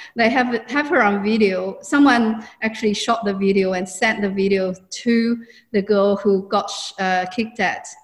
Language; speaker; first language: English; non-native, fluent; Chinese